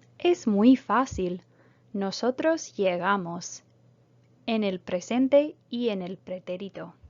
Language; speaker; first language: Spanish; non-native, fluent; English